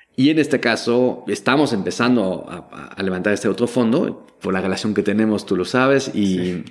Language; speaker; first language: Spanish; non-native, fluent; French